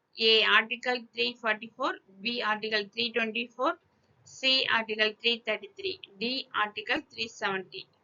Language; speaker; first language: English; non-native, local second language; Tamil